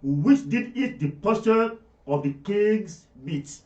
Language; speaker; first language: English; non-native, local second language; Yoruba